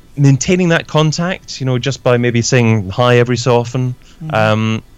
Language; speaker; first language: English; native; English